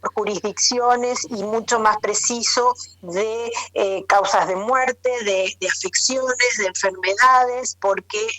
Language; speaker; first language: Spanish; native; Spanish